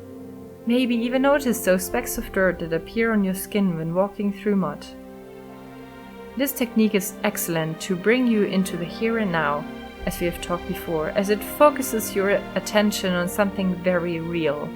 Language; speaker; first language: English; non-native, fluent; German